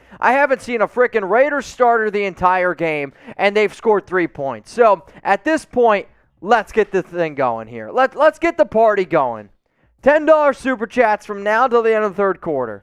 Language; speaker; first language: English; native; English